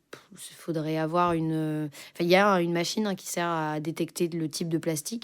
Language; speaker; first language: French; native; French